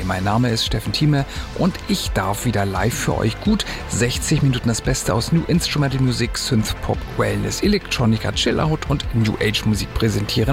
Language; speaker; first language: German; native; German